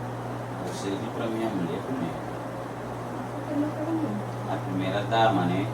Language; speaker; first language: Portuguese; non-native, fluent; Haitian Creole